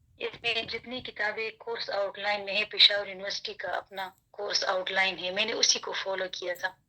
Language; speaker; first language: Urdu; non-native, local second language; Pashto